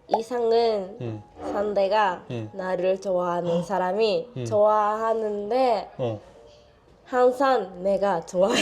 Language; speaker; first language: Korean; non-native, learner; Japanese